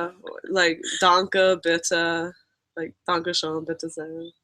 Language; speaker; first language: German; non-native, learner; English